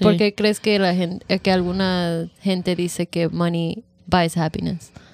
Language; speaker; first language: Spanish; early bilingual, heritage; Spanish